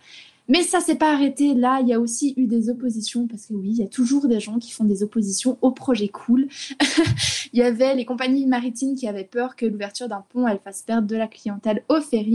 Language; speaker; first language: French; native; French